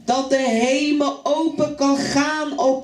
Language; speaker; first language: Dutch; non-native, fluent; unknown